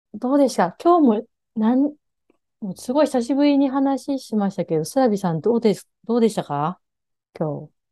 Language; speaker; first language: Japanese; native; Japanese